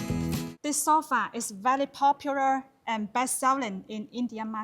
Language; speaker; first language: English; non-native, learner; Chinese